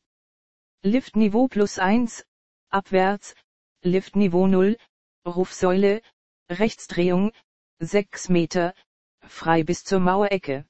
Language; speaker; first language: German; native; German